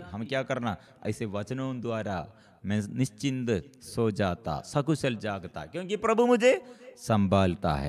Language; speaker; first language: Hindi; non-native, local second language; Malayalam